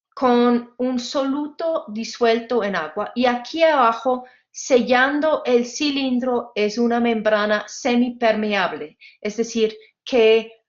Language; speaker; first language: Spanish; non-native, fluent; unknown